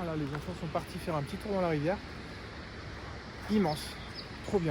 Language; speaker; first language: French; native; French